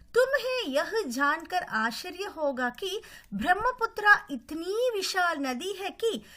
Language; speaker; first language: Hindi; non-native, local second language; Tamil